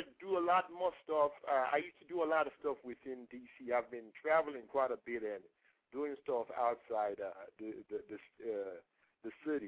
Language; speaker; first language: English; non-native, local second language; Yoruba